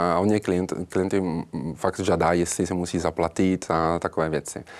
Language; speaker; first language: Czech; non-native, learner; Italian